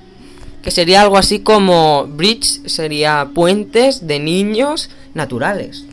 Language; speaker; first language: Spanish; native; Spanish